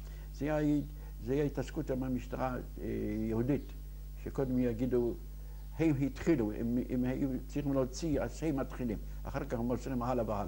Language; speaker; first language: Hebrew; non-native, fluent; Yiddish